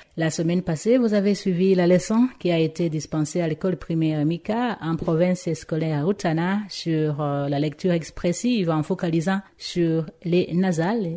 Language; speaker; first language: French; non-native, local second language; Rundi